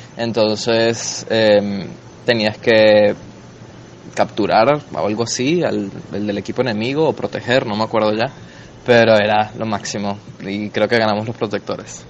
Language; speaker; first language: Spanish; native; Spanish